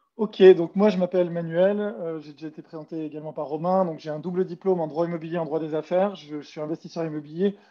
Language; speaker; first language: French; native; French